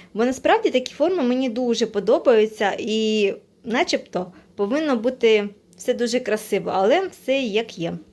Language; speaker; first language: Ukrainian; non-native, local second language; Russian